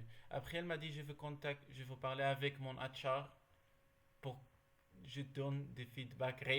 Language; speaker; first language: French; non-native, learner; Arabic